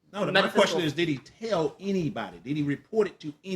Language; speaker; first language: English; native; English